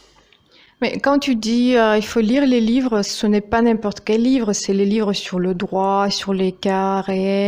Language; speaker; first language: French; non-native, fluent; Russian